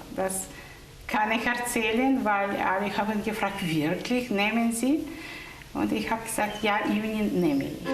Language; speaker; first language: German; non-native, learner; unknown